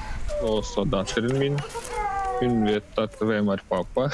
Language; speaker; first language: Norwegian; non-native, learner; Russian